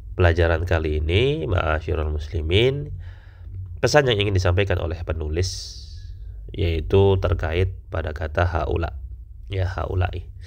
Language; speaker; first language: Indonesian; native; Indonesian